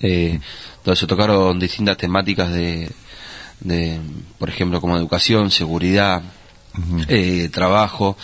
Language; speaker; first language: Spanish; native; Spanish